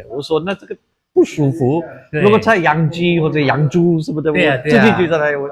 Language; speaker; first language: Chinese; non-native, fluent; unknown